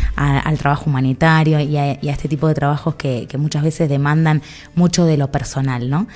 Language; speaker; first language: Spanish; native; Spanish